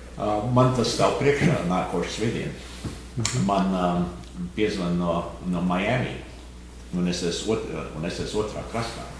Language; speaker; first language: Latvian; early bilingual, heritage; Latvian